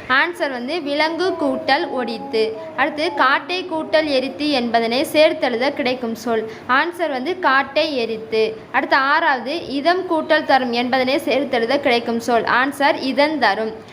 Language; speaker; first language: Tamil; native; Tamil